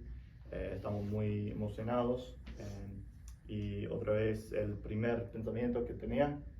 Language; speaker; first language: Spanish; non-native, fluent; English